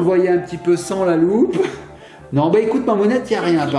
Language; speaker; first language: French; native; French